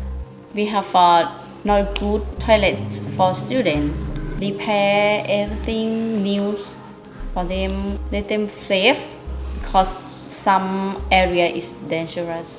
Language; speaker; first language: English; non-native, learner; Thai